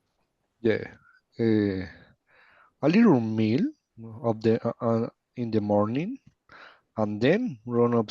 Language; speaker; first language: English; non-native, learner; Spanish